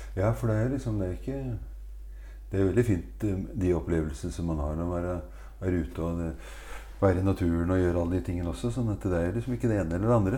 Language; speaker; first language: Norwegian; native; Norwegian